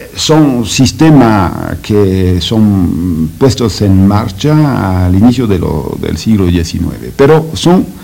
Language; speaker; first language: Spanish; non-native, fluent; French